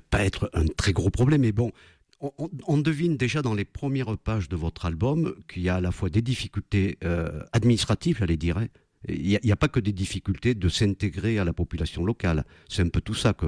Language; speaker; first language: French; native; French